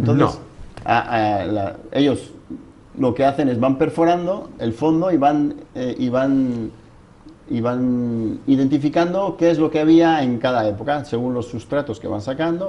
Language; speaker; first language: Spanish; native; Spanish